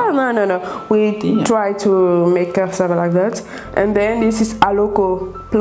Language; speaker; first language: English; non-native, local second language; French